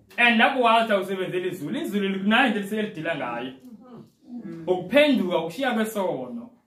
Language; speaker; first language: Zulu; non-native, local second language; Xhosa